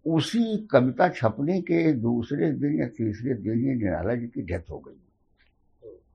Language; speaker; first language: Hindi; native; Hindi